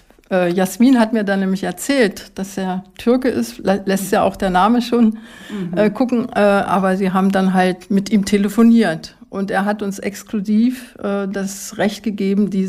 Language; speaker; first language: German; native; German